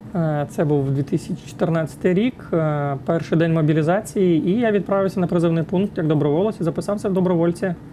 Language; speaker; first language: Ukrainian; native; Ukrainian